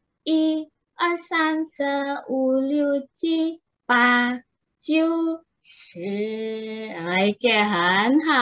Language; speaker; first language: Chinese; non-native, fluent; Indonesian